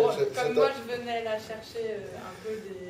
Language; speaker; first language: French; native; French